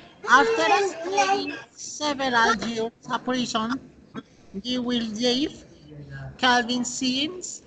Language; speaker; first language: English; non-native, learner; Spanish